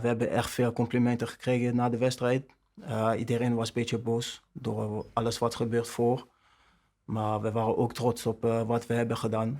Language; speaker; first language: Dutch; non-native, learner; French